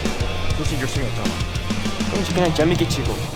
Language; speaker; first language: Korean; non-native, learner; English